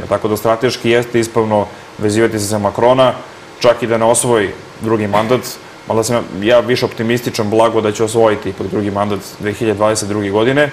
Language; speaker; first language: Serbian; native; Serbian